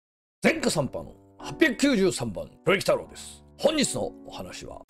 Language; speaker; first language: Japanese; native; Japanese